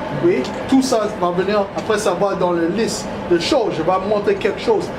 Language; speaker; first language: French; non-native, learner; English